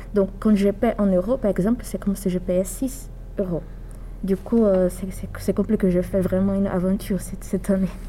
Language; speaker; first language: French; non-native, fluent; Portuguese